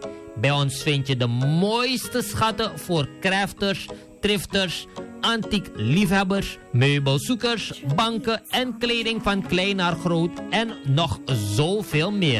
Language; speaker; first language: Dutch; native; Dutch